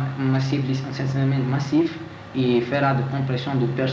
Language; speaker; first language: French; non-native, learner; Italian